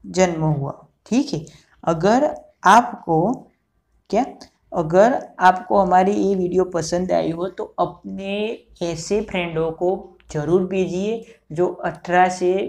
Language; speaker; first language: Hindi; non-native, local second language; Gujarati